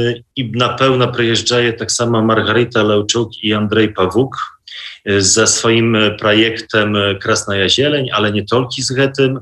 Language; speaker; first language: Belarusian; non-native, local second language; Polish